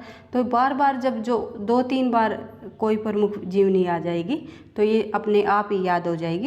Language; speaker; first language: Hindi; native; Hindi